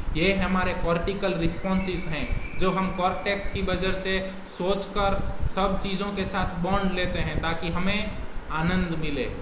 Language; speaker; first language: Hindi; non-native, local second language; Gujarati